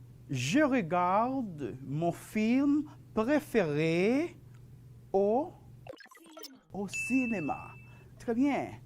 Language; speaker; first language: French; non-native, fluent; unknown